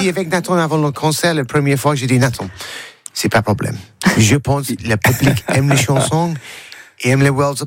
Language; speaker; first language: French; non-native, learner; English